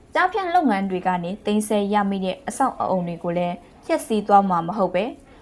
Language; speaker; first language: Burmese; native; Burmese